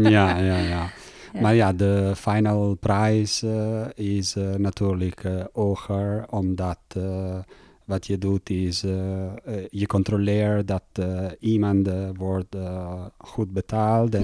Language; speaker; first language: Dutch; non-native, learner; Italian